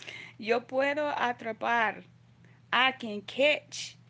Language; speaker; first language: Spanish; non-native, learner; English